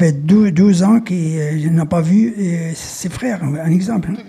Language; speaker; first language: French; non-native, fluent; Arabic